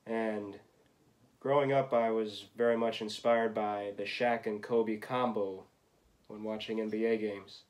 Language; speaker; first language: English; native; English